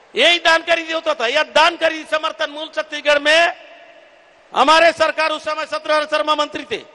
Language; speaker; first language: Hindi; native; Hindi